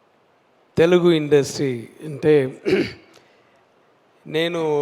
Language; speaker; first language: Telugu; non-native, learner; Tamil